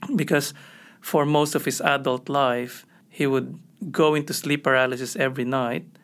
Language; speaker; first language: English; non-native, local second language; Filipino